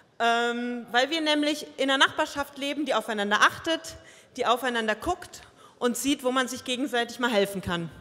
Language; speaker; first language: German; early bilingual, other home language; Croatian